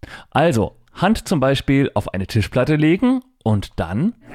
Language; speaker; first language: German; native; German